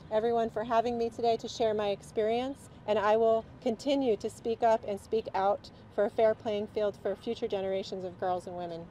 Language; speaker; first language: English; native; English